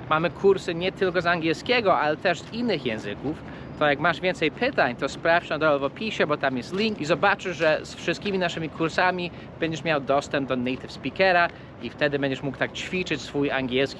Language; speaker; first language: Polish; non-native, fluent; English